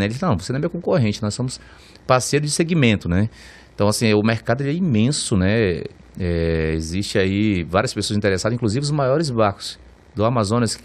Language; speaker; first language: Portuguese; native; Portuguese